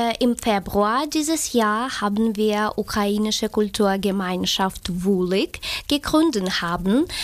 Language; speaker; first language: German; non-native, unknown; Ukrainian